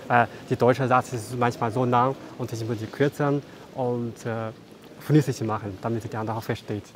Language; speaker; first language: German; non-native, fluent; Chinese